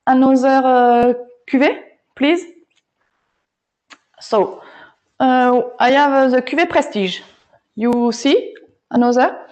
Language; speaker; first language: English; non-native, learner; French